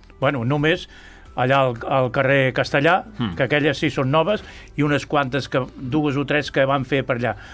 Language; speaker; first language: Catalan; non-native, local second language; Spanish